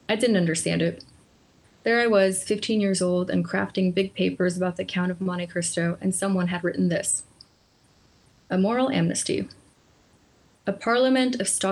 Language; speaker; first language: English; early bilingual, other home language; Polish